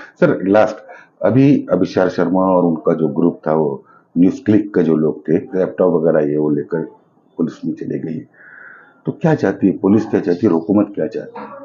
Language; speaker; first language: Hindi; native; Hindi